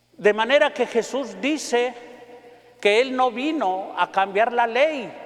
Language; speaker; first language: Spanish; native; Spanish